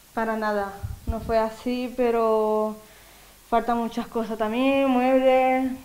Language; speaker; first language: Spanish; native; Spanish